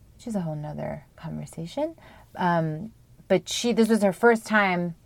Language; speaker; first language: English; early bilingual, other home language; Korean